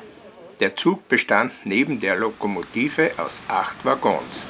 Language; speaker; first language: German; native; German